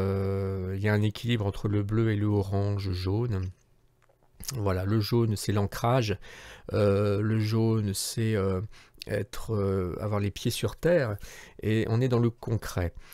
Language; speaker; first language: French; native; French